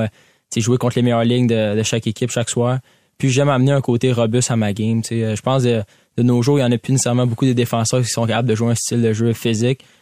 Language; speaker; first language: French; native; French